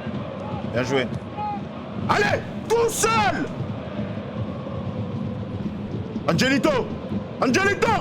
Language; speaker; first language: French; native; French